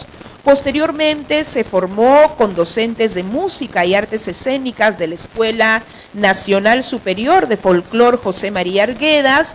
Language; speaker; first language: Spanish; native; Spanish